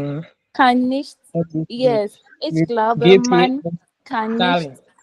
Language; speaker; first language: German; non-native, learner; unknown